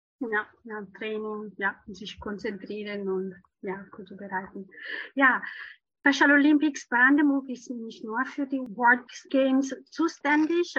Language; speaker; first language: German; non-native, fluent; Italian